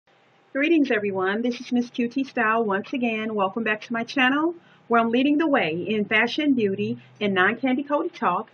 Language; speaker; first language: English; native; English